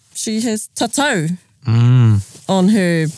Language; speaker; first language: English; native; English